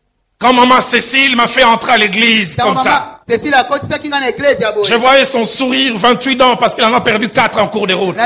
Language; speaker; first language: French; non-native, local second language; Lingala